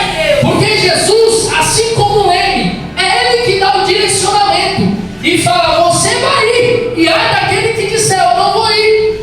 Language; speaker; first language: Portuguese; native; Portuguese